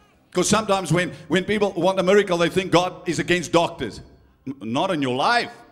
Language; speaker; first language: English; non-native, local second language; Afrikaans